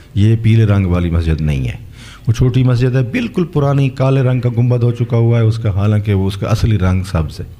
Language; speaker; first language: Urdu; non-native, local second language; Saraiki